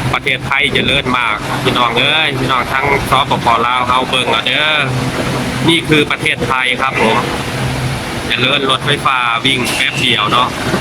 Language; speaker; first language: Thai; native; Thai